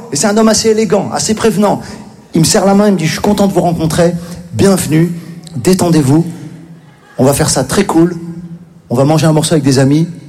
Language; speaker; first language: French; native; French